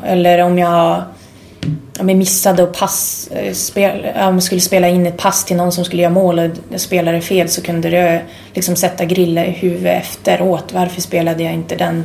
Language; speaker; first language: Swedish; native; Swedish